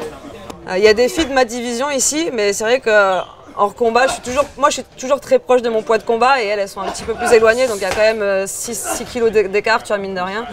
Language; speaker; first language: French; native; French